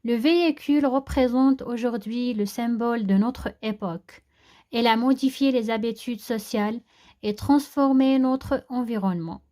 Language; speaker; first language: French; non-native, local second language; Arabic